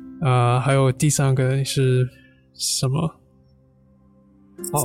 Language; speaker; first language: Chinese; non-native, fluent; English